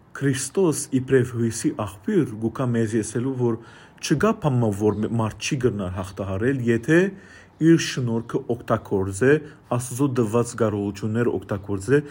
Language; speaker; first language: Armenian; native; Armenian